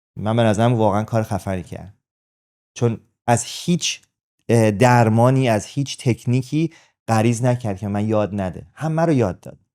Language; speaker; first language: Persian; native; Persian